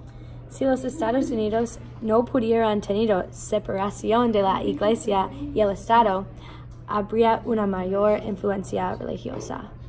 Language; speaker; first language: Spanish; non-native, learner; English